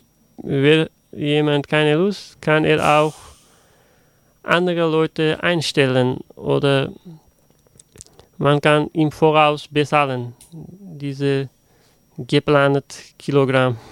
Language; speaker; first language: German; non-native, learner; Uzbek